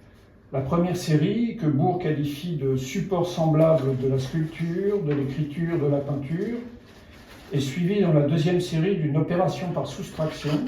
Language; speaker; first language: French; native; French